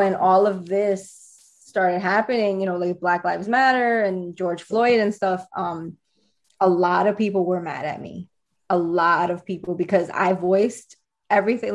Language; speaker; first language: English; native; English